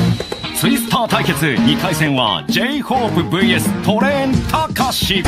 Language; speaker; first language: Japanese; native; Japanese